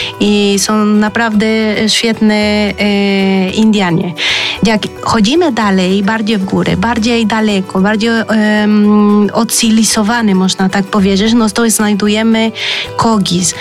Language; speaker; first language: Polish; early bilingual, heritage; Spanish